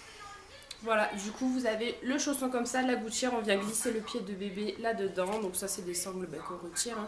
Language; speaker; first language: French; native; French